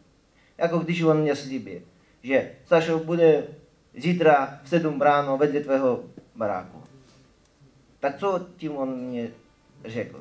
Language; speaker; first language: Czech; non-native, fluent; Ukrainian